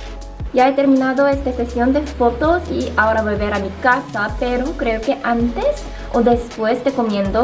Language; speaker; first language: Spanish; non-native, learner; Korean